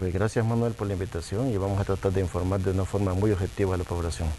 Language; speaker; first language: Spanish; native; Spanish